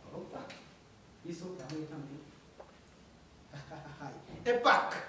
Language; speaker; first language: Portuguese; non-native, learner; Haitian Creole